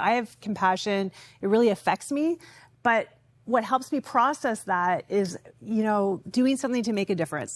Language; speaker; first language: English; native; English